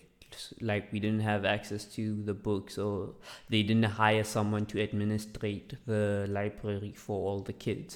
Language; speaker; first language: English; non-native, local second language; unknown